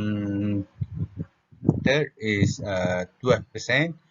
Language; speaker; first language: English; non-native, local second language; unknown